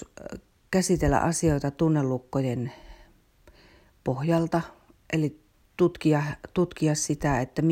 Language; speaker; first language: Finnish; native; Finnish